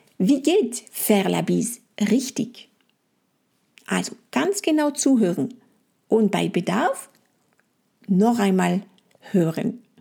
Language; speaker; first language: German; non-native, fluent; French